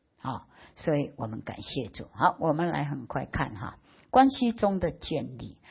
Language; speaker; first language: Chinese; early bilingual, heritage; Chinese